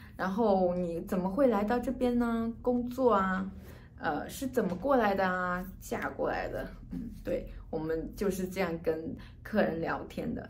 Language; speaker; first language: Chinese; native; Chinese